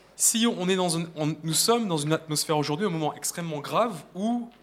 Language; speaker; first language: French; native; French